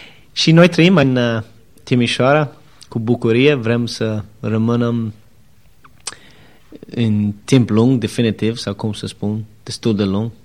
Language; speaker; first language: Romanian; non-native, learner; English